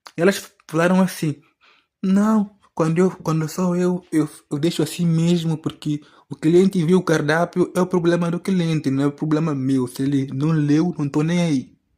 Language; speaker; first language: Portuguese; native; Portuguese